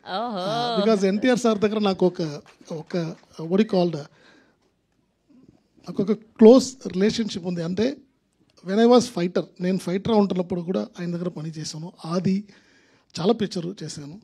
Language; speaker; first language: Telugu; non-native, learner; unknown